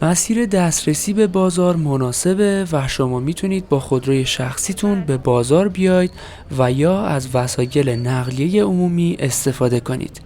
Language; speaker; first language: Persian; native; Persian